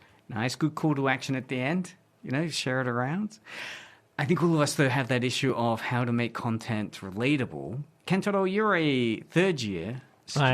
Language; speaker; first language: English; native; English